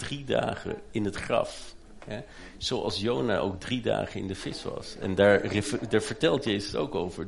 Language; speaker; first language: Dutch; native; Dutch